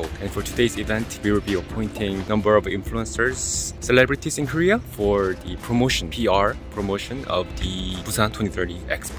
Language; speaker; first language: English; non-native, fluent; Korean